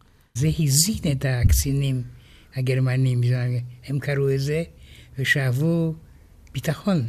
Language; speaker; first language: Hebrew; non-native, fluent; Romanian